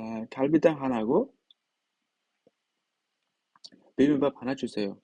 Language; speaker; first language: Korean; non-native, fluent; Uzbek